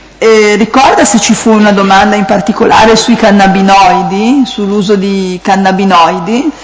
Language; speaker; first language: Italian; native; Italian